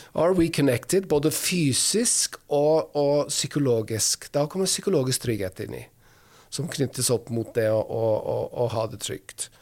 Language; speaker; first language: Norwegian; non-native, fluent; English